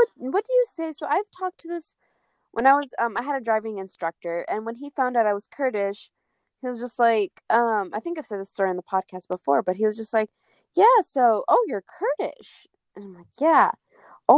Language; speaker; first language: English; native; English